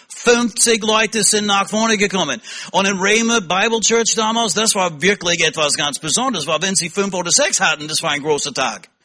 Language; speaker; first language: German; non-native, fluent; English